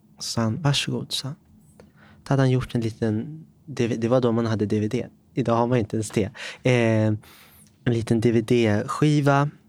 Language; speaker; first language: Swedish; native; Swedish